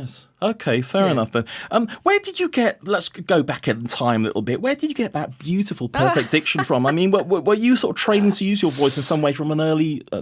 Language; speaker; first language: English; native; English